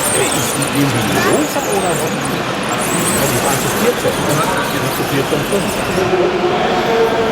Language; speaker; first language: German; native; German